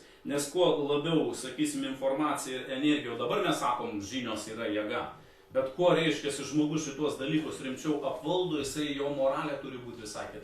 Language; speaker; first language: Lithuanian; native; Lithuanian